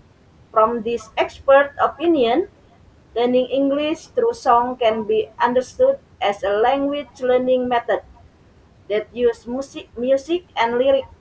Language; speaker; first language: English; non-native, learner; Indonesian